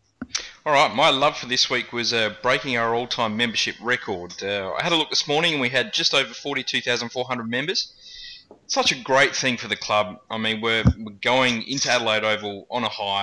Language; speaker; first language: English; native; English